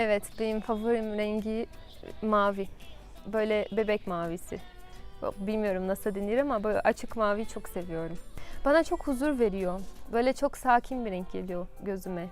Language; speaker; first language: Turkish; non-native, fluent; Portuguese